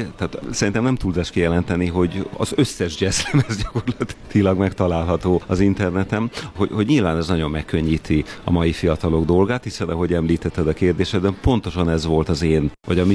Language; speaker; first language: Hungarian; native; Hungarian